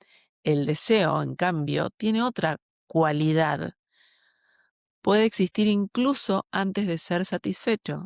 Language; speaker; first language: Spanish; native; Spanish